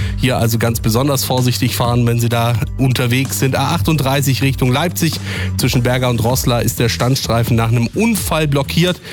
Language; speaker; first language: German; native; German